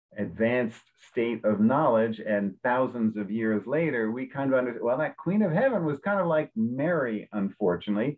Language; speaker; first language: English; native; English